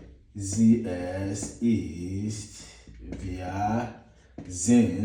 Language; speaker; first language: German; non-native, fluent; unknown